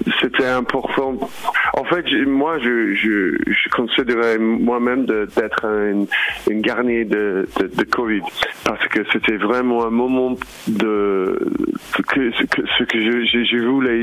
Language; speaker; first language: French; non-native, learner; English